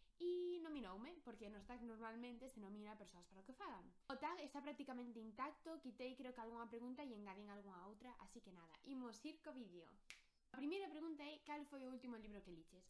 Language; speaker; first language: Galician; non-native, local second language; Spanish